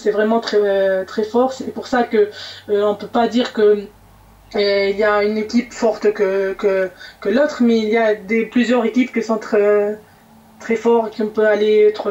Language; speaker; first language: French; non-native, local second language; Arabic